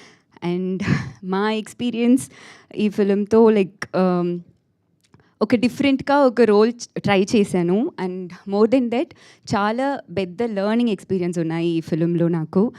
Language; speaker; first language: Telugu; non-native, learner; Tamil